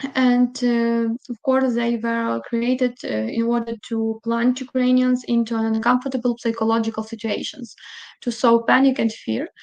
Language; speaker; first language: English; non-native, fluent; Ukrainian